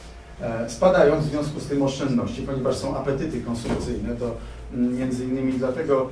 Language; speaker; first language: Polish; native; Polish